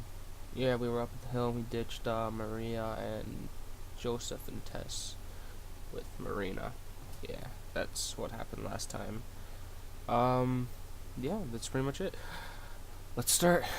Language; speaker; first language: English; native; English